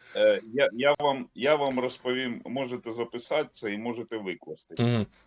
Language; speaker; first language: Ukrainian; non-native, local second language; Russian